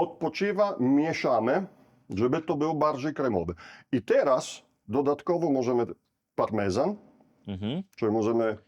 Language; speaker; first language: Polish; non-native, learner; Italian